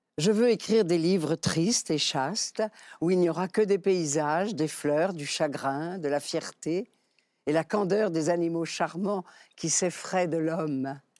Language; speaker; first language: French; native; French